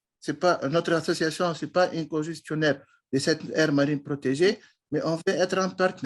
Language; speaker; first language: French; non-native, local second language; Arabic